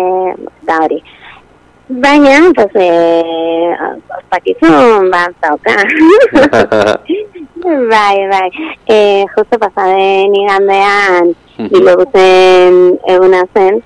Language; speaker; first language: Basque; non-native, local second language; Spanish